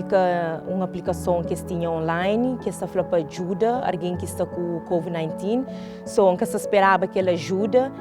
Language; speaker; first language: Portuguese; non-native, local second language; Kabuverdianu